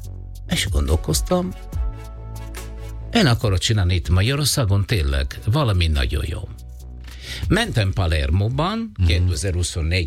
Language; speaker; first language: Hungarian; non-native, learner; Italian